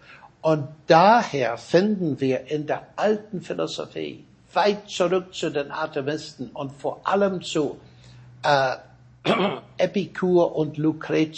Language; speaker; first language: German; non-native, fluent; English